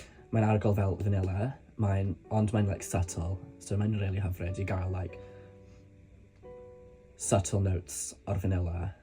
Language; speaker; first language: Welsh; non-native, local second language; English